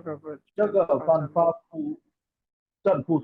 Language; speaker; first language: Chinese; non-native, learner; Bangla